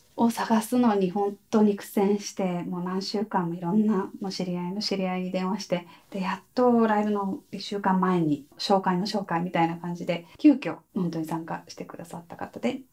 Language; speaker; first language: Japanese; native; Japanese